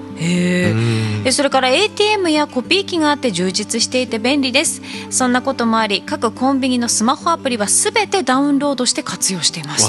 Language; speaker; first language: Japanese; native; Japanese